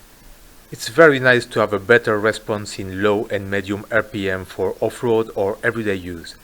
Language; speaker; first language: English; non-native, fluent; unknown